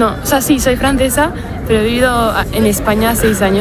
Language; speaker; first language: Spanish; non-native, fluent; French